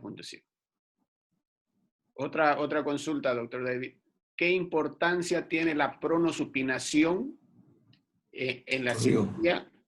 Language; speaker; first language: Spanish; native; Spanish